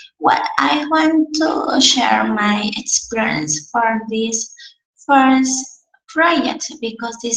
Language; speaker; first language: English; non-native, learner; Spanish